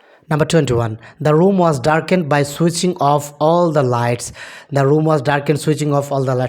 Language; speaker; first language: English; non-native, local second language; Bangla